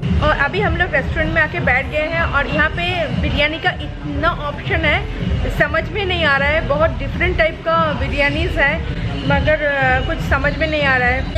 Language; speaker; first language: Hindi; non-native, local second language; Bangla